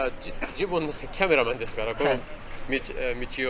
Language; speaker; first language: Japanese; non-native, learner; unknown